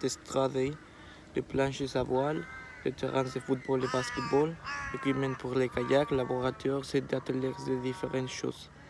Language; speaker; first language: French; non-native, learner; Spanish